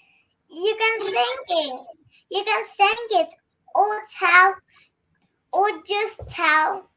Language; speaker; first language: English; early bilingual, other home language; Russian